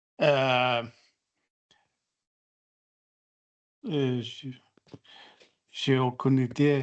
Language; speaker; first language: French; non-native, learner; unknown